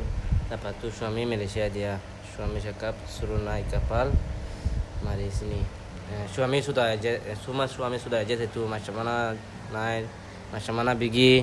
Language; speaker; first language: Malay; non-native, local second language; Rohingya